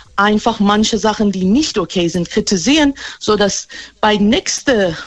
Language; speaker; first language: German; non-native, fluent; Persian